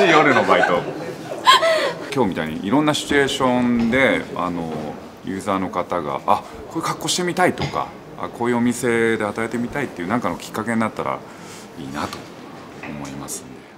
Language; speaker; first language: Japanese; native; Japanese